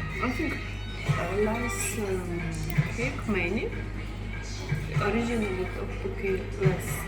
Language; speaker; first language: English; non-native, learner; Russian